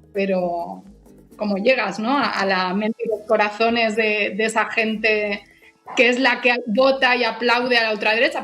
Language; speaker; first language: Spanish; native; Spanish